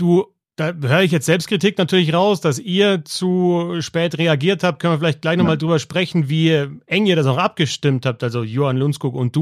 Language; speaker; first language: German; native; German